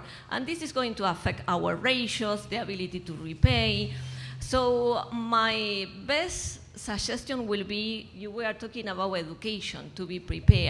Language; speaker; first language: English; non-native, fluent; Spanish